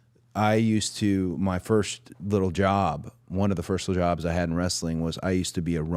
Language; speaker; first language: English; native; English